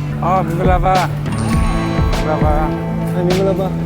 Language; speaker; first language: Korean; native; Korean